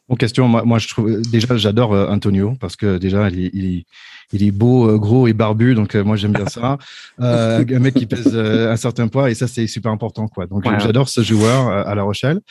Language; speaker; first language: French; non-native, fluent; English